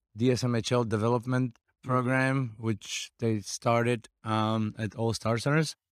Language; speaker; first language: English; non-native, fluent; Slovak